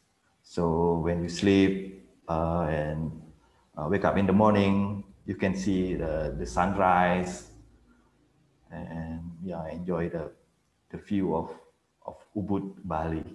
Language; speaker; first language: English; non-native, fluent; Indonesian